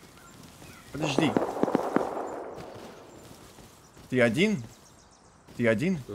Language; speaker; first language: Russian; non-native, learner; Slovak